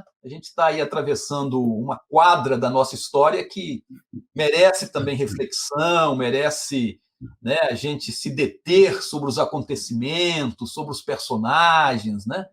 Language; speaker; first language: Portuguese; native; Portuguese